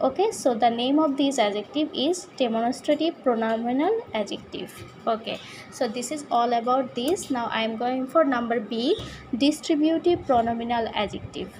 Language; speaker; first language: English; non-native, local second language; Bangla